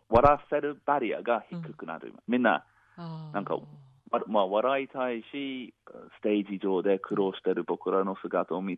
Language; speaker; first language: Japanese; non-native, fluent; English